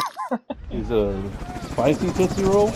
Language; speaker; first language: English; native; English